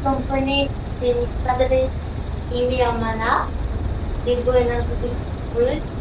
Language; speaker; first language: Spanish; non-native, learner; French